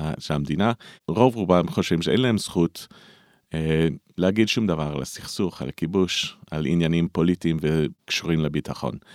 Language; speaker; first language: Hebrew; non-native, fluent; English